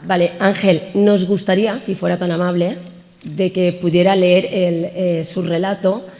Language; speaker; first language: Spanish; non-native, local second language; Catalan